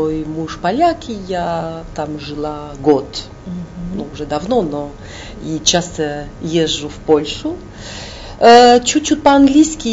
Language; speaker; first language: Russian; non-native, fluent; French